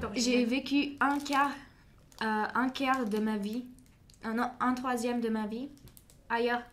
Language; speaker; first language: French; non-native, fluent; Bulgarian